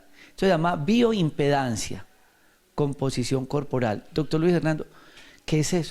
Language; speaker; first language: Spanish; native; Spanish